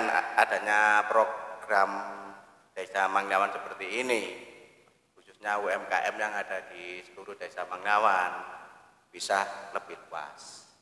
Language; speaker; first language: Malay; non-native, local second language; Javanese